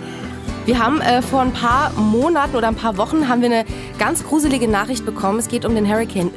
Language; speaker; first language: German; native; German